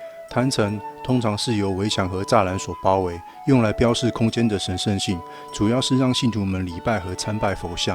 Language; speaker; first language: Chinese; native; Chinese